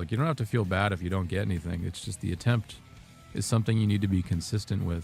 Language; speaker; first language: English; native; English